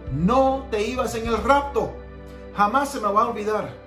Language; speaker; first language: Spanish; early bilingual, heritage; Spanish